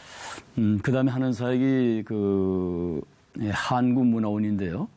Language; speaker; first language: Korean; native; Korean